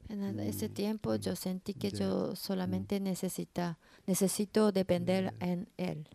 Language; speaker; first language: Spanish; non-native, learner; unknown